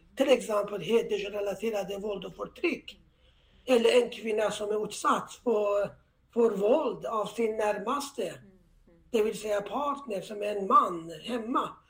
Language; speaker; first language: Swedish; non-native, fluent; Persian